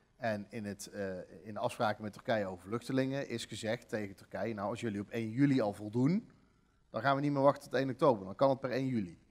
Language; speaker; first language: Dutch; native; Dutch